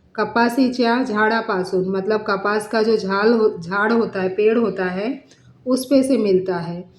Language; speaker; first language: Hindi; non-native, local second language; Marathi